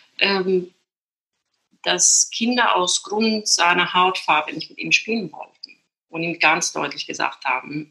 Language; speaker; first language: German; non-native, fluent; Italian